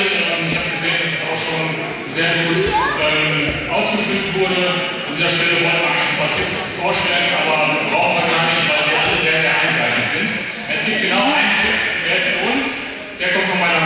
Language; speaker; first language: German; native; German